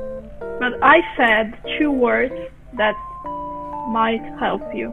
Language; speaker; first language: English; non-native, fluent; Italian